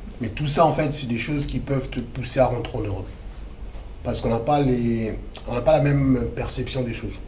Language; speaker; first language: French; early bilingual, other home language; Lingala